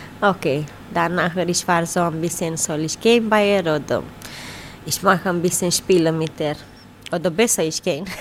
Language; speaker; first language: German; non-native, learner; Romanian